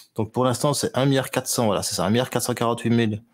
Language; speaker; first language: French; native; French